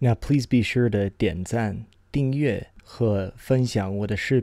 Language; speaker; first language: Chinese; non-native, fluent; English